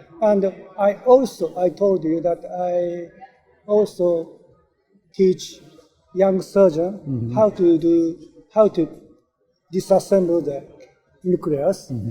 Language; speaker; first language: English; non-native, learner; Japanese